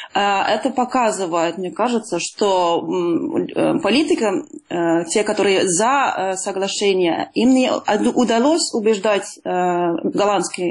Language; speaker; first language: Russian; non-native, fluent; Dutch